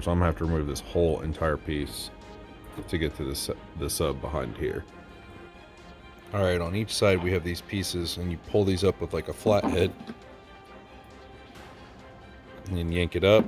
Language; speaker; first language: English; native; English